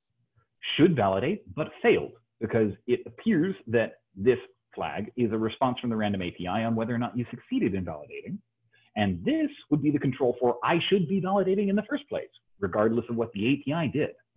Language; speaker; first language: English; native; English